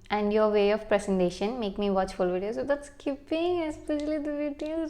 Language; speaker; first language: English; non-native, local second language; Malayalam